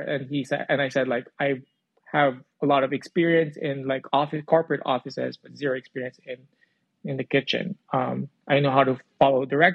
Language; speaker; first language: English; non-native, local second language; Cebuano